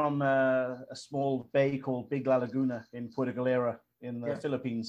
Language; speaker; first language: English; native; English